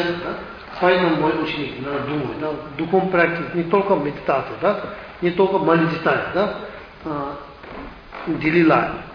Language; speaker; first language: Russian; non-native, learner; Tibetan